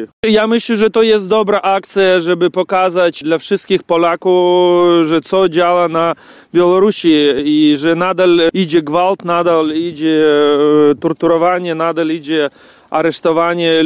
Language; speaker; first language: Polish; non-native, learner; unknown